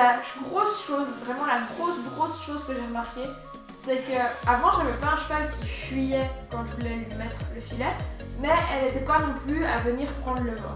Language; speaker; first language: French; native; French